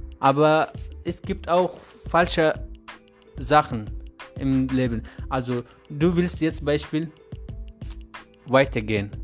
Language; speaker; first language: German; non-native, learner; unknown